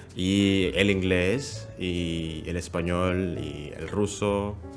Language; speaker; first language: Spanish; non-native, learner; Indonesian